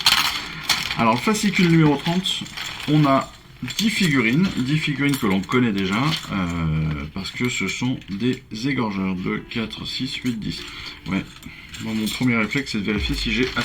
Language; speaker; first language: French; native; French